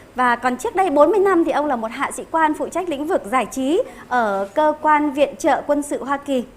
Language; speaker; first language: Vietnamese; native; Vietnamese